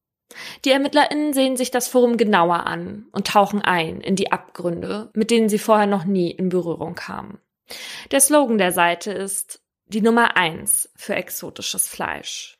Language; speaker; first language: German; native; German